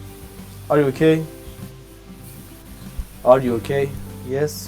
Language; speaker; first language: English; non-native, learner; Persian